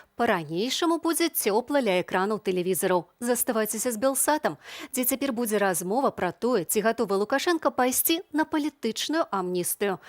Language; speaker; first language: Belarusian; native; Belarusian